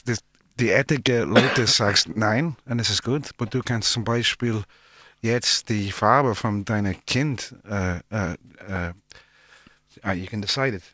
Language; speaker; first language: German; non-native, learner; English